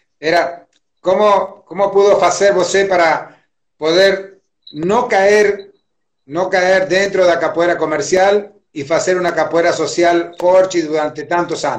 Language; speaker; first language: Portuguese; non-native, learner; Spanish